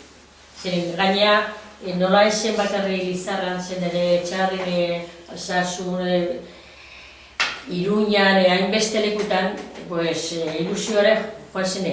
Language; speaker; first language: Basque; non-native, local second language; Spanish